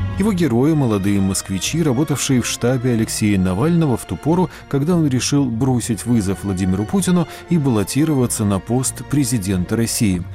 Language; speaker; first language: Russian; native; Russian